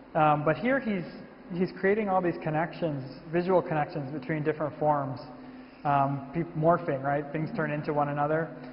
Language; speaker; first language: English; native; English